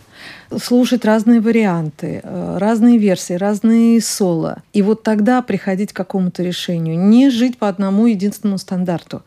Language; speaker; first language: Russian; native; Russian